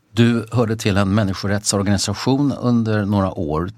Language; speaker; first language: Swedish; native; Swedish